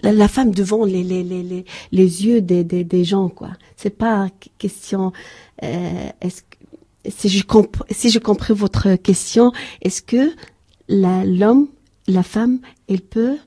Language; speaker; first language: French; non-native, learner; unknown